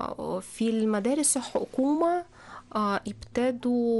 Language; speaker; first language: Arabic; non-native, fluent; Russian